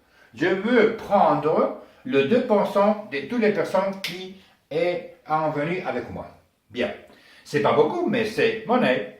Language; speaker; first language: French; non-native, learner; Spanish